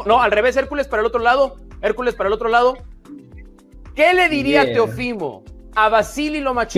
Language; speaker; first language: Spanish; native; Spanish